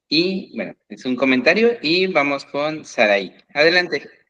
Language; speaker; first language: Spanish; native; Spanish